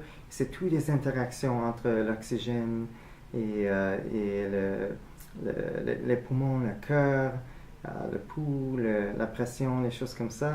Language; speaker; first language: French; non-native, fluent; English